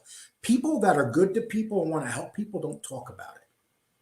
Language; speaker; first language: English; native; English